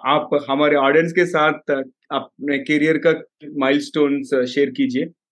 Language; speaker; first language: Hindi; non-native, local second language; Telugu